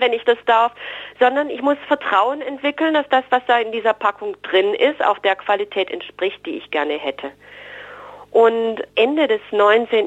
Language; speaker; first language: German; native; German